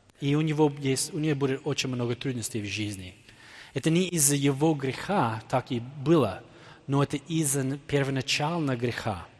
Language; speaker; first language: Russian; non-native, fluent; English